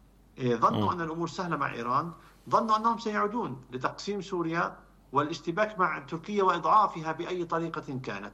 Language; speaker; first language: Arabic; native; Arabic